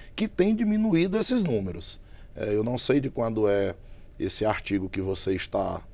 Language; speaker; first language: Portuguese; native; Portuguese